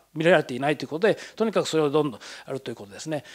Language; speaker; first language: Japanese; native; Japanese